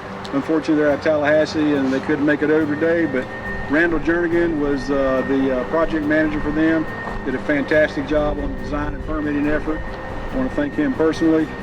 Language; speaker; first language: English; native; English